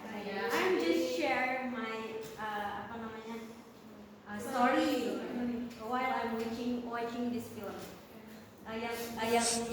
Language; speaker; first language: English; non-native, learner; Indonesian